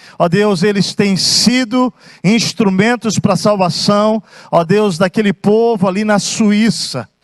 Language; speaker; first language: Portuguese; native; Portuguese